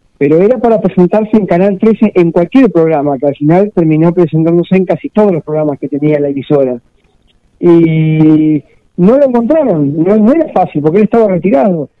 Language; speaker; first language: Spanish; native; Spanish